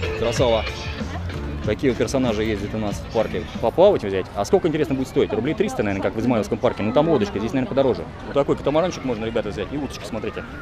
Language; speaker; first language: Russian; native; Russian